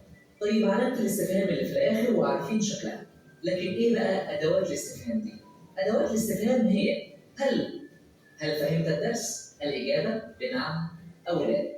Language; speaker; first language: Arabic; native; Arabic